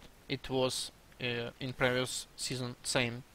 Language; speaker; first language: English; non-native, learner; Russian